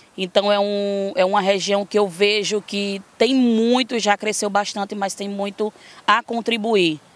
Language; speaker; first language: Portuguese; native; Portuguese